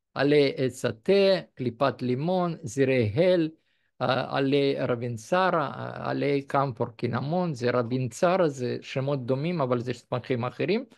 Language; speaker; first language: Hebrew; non-native, fluent; Russian